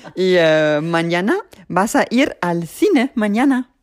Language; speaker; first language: Spanish; non-native, learner; Danish